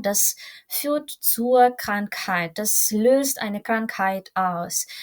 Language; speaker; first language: German; non-native, fluent; Ukrainian